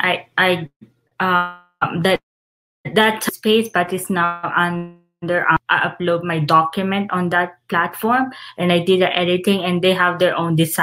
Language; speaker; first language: English; non-native, local second language; Filipino